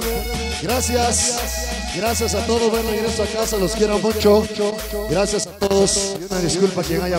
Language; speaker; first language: Spanish; native; Spanish